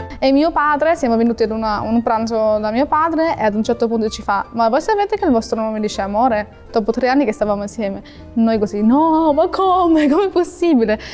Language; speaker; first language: Italian; non-native, fluent; German